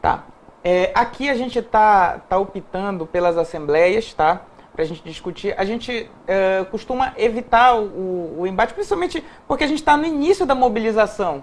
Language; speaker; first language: Portuguese; native; Portuguese